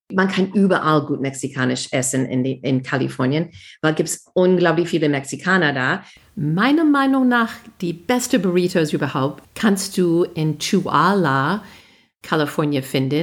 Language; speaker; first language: German; non-native, fluent; English